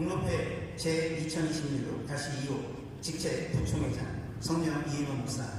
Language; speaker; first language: Korean; native; Korean